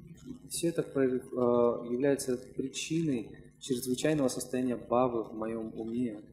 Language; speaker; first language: Russian; native; Russian